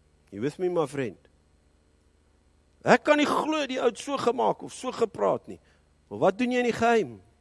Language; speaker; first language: Afrikaans; early bilingual, heritage; Afrikaans